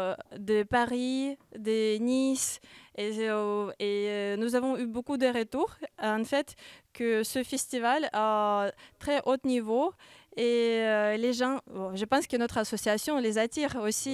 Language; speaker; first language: French; non-native, learner; Ukrainian